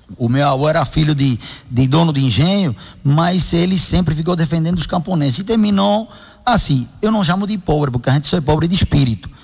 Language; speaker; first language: Portuguese; non-native, fluent; Spanish